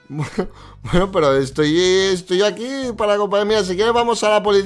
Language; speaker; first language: Spanish; native; Spanish